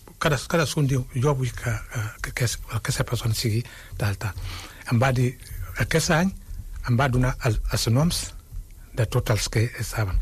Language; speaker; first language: Catalan; non-native, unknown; Wolof